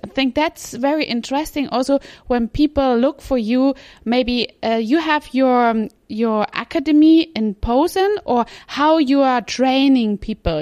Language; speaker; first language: English; non-native, fluent; German